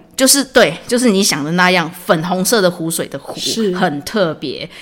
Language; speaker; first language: Chinese; native; Chinese